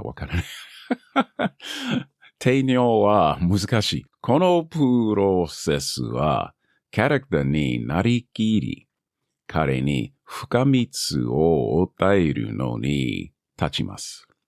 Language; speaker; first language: Japanese; non-native, learner; English